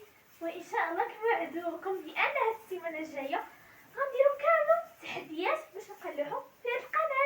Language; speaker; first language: Arabic; native; Arabic